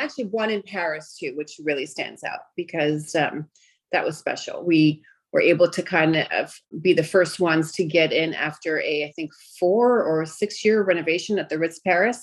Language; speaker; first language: English; early bilingual, other home language; Greek